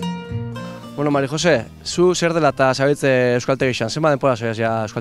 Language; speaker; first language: Basque; native; Basque